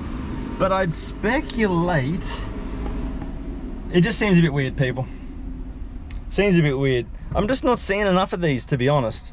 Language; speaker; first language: English; native; English